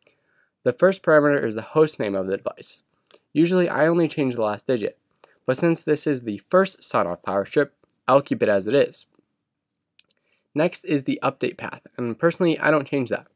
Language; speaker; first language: English; native; English